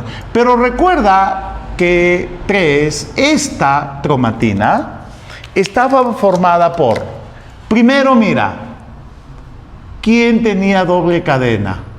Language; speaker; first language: Spanish; native; Spanish